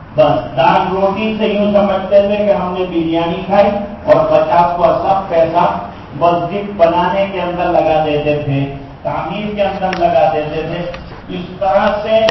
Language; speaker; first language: Urdu; non-native, local second language; Gujarati